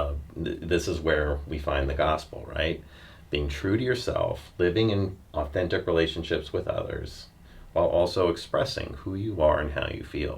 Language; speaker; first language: English; native; English